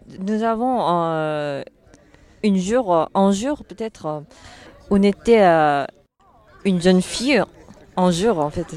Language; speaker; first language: French; non-native, learner; Korean